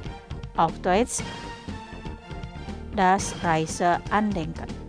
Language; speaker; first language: German; non-native, fluent; Indonesian